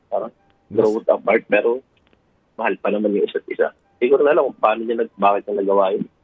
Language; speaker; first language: Filipino; native; Filipino